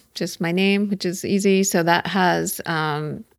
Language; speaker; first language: English; native; English